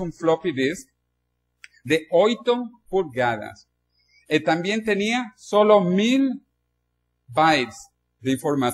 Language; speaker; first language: Spanish; non-native, learner; Portuguese